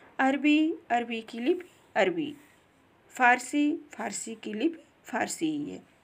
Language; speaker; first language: Hindi; native; Hindi